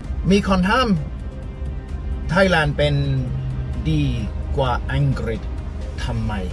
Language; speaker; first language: Thai; non-native, learner; English